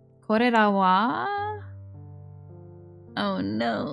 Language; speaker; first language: Japanese; non-native, learner; English